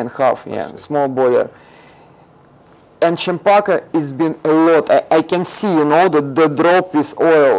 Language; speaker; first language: English; non-native, learner; Russian